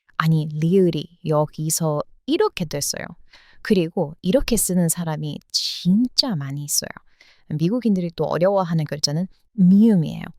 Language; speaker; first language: Korean; non-native, fluent; English